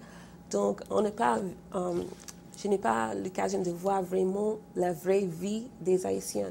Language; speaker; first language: French; non-native, fluent; English